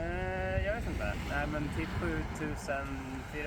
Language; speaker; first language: Swedish; native; Swedish